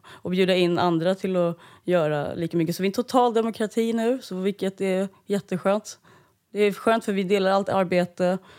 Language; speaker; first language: Swedish; native; Swedish